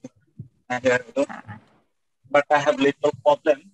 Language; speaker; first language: English; non-native, learner; Bangla